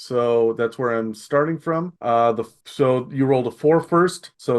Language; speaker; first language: English; native; English